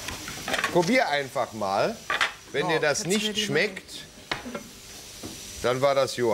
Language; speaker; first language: German; native; German